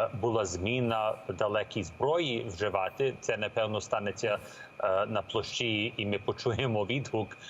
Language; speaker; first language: Ukrainian; early bilingual, heritage; Ukrainian